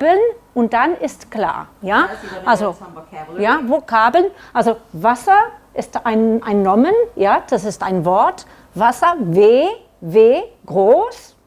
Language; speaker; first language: German; non-native, learner; Catalan